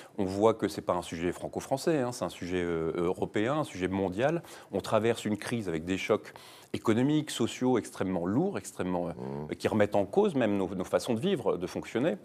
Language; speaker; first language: French; native; French